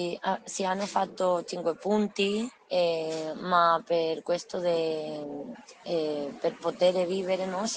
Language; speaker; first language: Italian; non-native, learner; Spanish